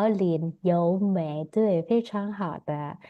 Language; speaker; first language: Chinese; non-native, fluent; Indonesian